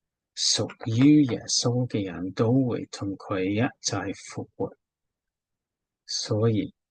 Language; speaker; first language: Cantonese; non-native, fluent; English